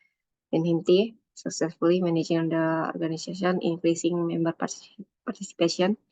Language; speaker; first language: English; non-native, learner; Indonesian